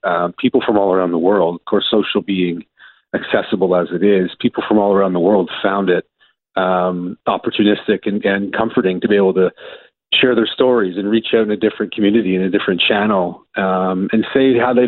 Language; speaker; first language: English; native; English